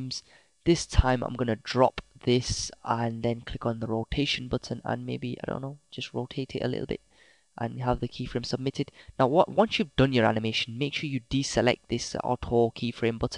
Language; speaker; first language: English; native; English